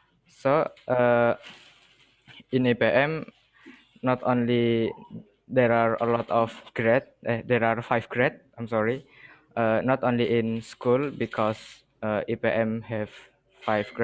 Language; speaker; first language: English; non-native, learner; Indonesian